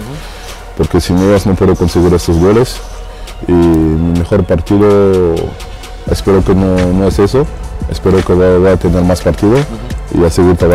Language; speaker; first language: Spanish; non-native, learner; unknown